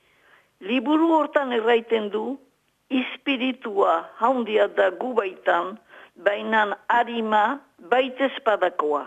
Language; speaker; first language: Basque; native; Basque